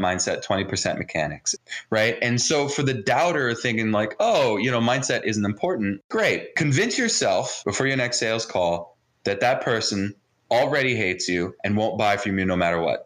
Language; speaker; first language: English; early bilingual, other home language; Hebrew